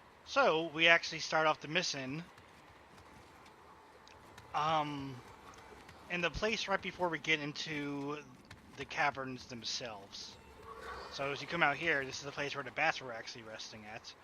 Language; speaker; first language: English; native; English